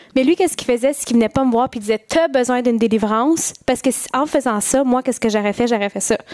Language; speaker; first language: French; native; French